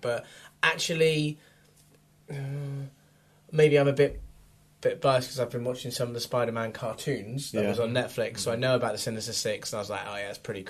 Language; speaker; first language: English; native; English